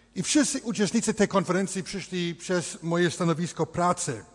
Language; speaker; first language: Polish; early bilingual, heritage; Polish